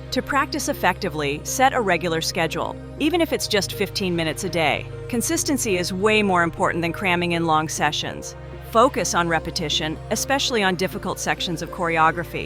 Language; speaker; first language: English; non-native, fluent; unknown